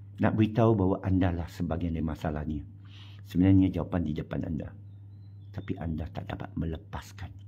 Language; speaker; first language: Malay; non-native, local second language; Chinese